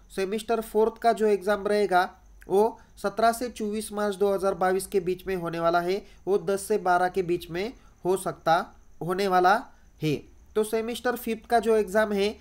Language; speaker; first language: Hindi; non-native, local second language; Marathi